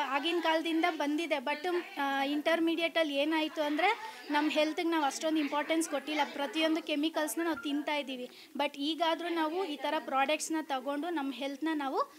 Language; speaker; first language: Kannada; native; Kannada